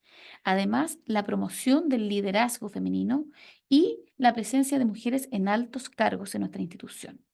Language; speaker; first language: Spanish; native; Spanish